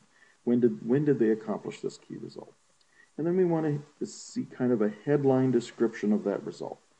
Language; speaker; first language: English; native; English